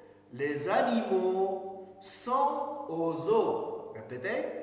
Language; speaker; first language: French; non-native, local second language; Arabic